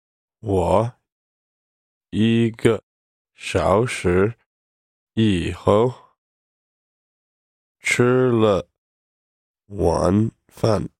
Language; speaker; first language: Chinese; non-native, learner; English